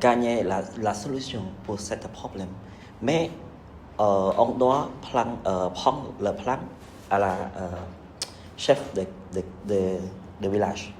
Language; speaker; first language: French; non-native, learner; Khmer